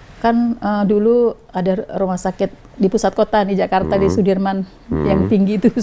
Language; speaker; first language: Indonesian; non-native, local second language; Javanese